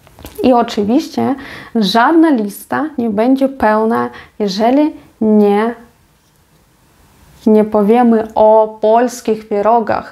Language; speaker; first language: Polish; non-native, fluent; Ukrainian